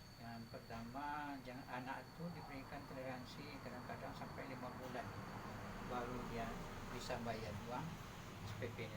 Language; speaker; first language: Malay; non-native, local second language; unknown